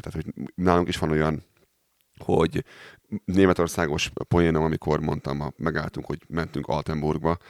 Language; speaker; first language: Hungarian; native; Hungarian